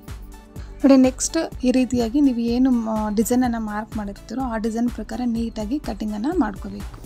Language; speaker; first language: Kannada; native; Kannada